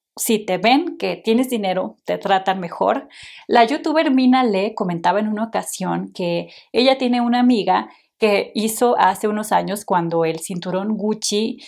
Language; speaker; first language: Spanish; native; Spanish